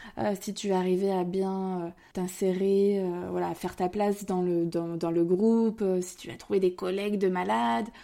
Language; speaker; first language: French; native; French